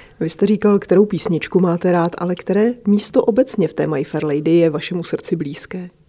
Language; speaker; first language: Czech; native; Czech